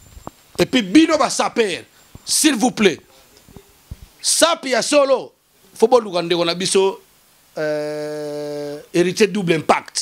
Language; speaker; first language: French; non-native, local second language; Lingala